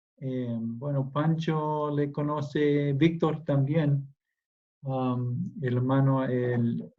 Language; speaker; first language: Spanish; non-native, fluent; English